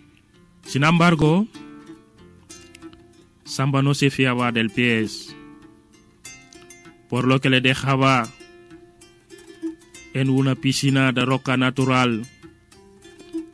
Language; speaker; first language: Spanish; non-native, fluent; Wolof